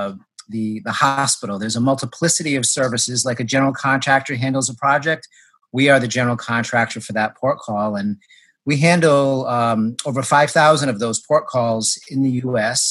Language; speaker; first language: English; native; English